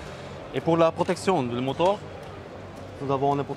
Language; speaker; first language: French; non-native, learner; German